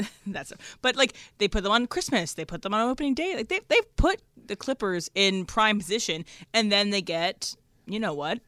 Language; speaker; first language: English; native; English